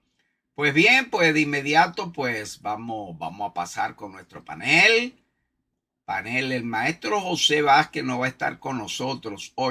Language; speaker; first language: Spanish; native; Spanish